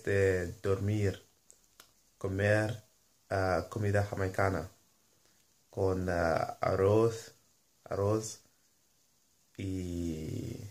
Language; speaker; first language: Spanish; non-native, learner; English